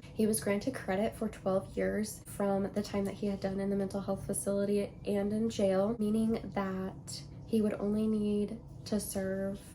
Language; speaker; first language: English; native; English